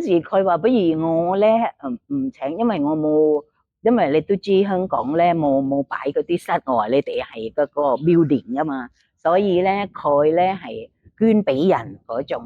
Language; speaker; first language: Cantonese; non-native, learner; Thai